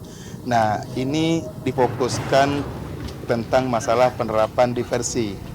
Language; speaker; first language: Indonesian; native; Indonesian